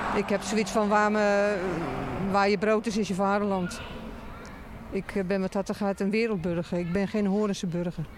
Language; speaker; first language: Dutch; native; Dutch